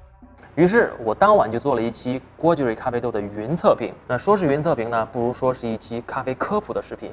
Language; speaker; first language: Chinese; native; Chinese